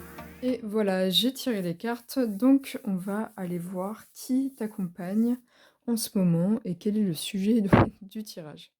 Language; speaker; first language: French; native; French